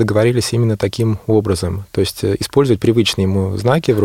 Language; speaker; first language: Russian; native; Russian